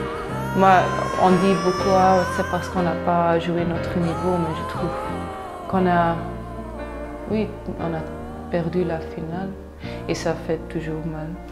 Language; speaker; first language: French; non-native, local second language; Dutch